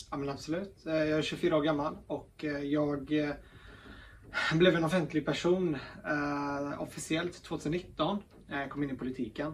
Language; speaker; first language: Swedish; early bilingual, other home language; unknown